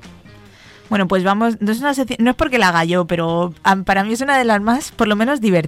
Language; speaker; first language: Spanish; native; Spanish